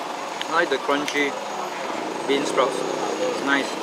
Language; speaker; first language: English; non-native, local second language; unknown